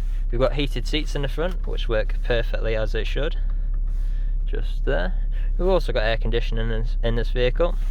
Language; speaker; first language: English; native; English